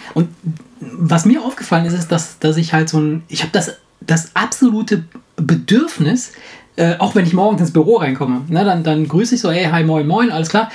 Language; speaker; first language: German; non-native, fluent; Italian